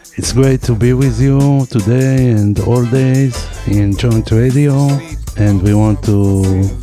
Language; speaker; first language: English; non-native, fluent; Hebrew